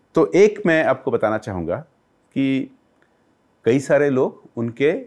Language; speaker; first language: Hindi; non-native, local second language; Odia